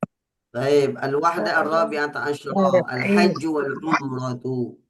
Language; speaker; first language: Arabic; non-native, fluent; Indonesian